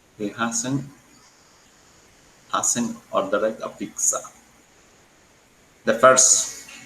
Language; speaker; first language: English; non-native, learner; Spanish